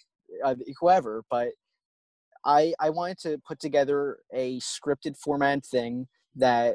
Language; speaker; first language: English; native; English